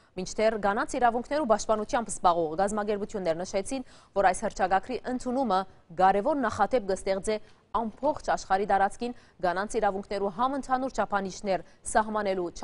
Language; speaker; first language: Armenian; early bilingual, heritage; Armenian